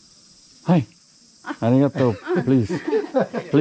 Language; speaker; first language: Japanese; non-native, learner; English